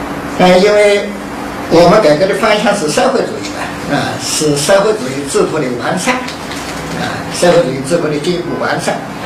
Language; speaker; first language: Chinese; native; Chinese